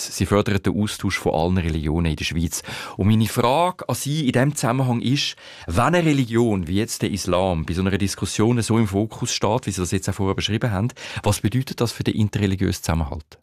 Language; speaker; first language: German; native; German